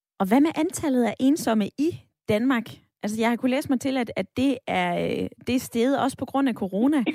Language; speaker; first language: Danish; native; Danish